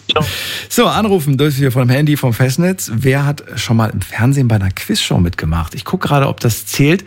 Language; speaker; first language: German; native; German